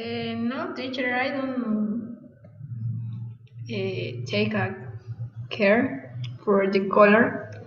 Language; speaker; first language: English; non-native, learner; Spanish